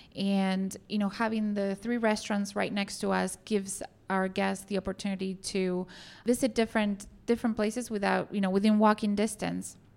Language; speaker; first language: English; non-native, fluent; Spanish